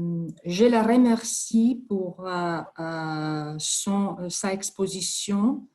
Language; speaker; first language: French; non-native, fluent; Italian